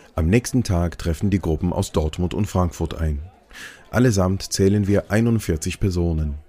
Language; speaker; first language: German; non-native, fluent; Hebrew